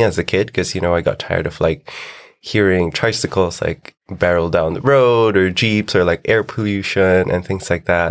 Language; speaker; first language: English; non-native, local second language; Filipino